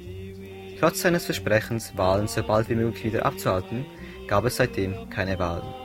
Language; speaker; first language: German; early bilingual, other home language; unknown